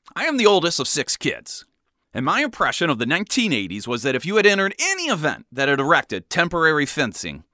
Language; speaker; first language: English; native; English